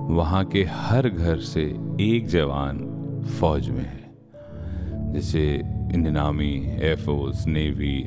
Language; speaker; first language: Hindi; native; Hindi